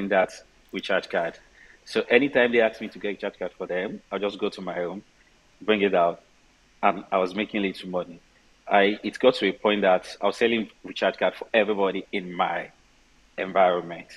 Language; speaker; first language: English; non-native, local second language; Yoruba